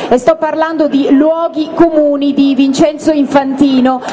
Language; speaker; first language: Italian; native; Italian